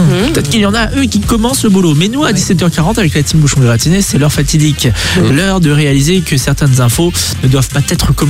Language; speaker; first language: French; native; French